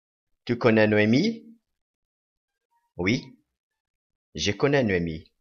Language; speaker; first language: French; non-native, fluent; Portuguese